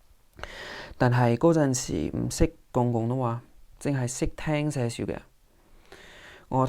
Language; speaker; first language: Chinese; non-native, fluent; English